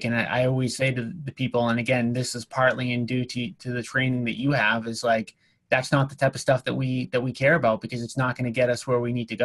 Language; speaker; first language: English; native; English